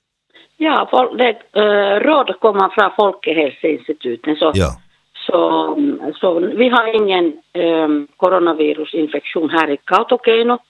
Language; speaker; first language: Swedish; non-native, learner; Finnish